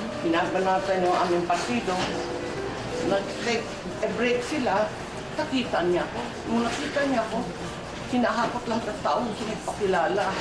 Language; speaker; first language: Filipino; non-native, local second language; Waray